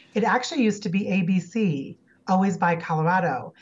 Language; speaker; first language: English; native; English